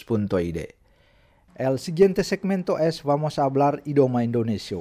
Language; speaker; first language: Spanish; non-native, fluent; Indonesian